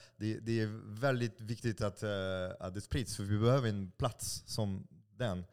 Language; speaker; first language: Swedish; non-native, fluent; French